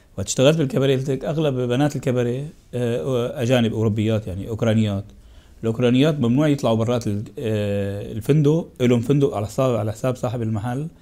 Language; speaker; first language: Arabic; native; Arabic